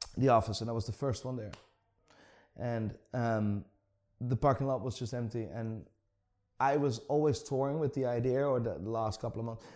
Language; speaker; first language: English; non-native, fluent; Dutch